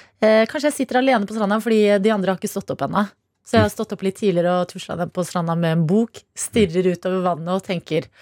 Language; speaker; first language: Norwegian; native; Norwegian